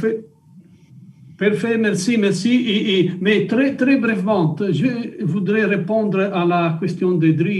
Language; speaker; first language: French; non-native, fluent; Italian